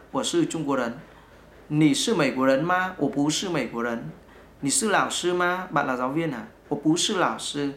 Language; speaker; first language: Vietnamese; native; Vietnamese